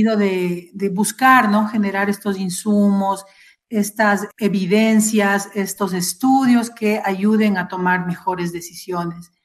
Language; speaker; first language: Spanish; native; Spanish